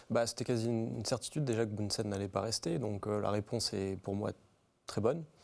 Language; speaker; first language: French; native; French